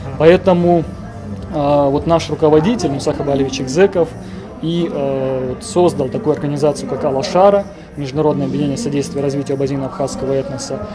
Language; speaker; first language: Russian; native; Russian